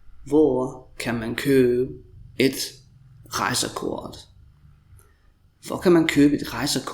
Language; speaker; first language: Danish; non-native, fluent; English